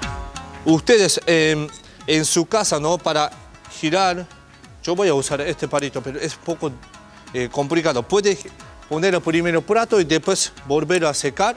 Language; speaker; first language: Spanish; non-native, learner; Japanese